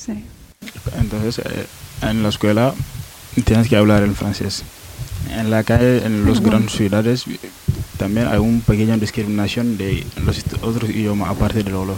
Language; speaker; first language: Spanish; non-native, learner; Wolof